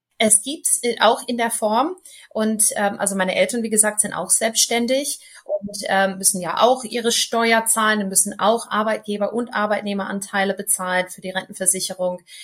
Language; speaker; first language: German; non-native, fluent; English